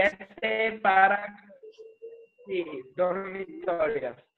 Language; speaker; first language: Spanish; non-native, learner; English